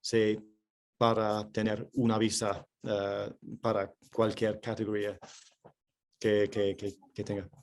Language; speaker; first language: Spanish; non-native, fluent; English